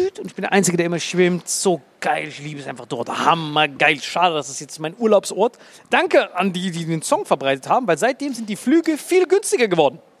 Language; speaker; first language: German; early bilingual, other home language; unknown